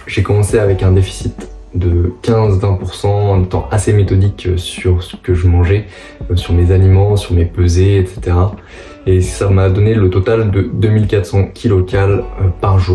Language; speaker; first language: French; native; French